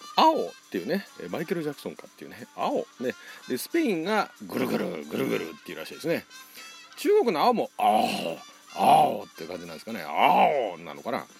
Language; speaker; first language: Japanese; native; Japanese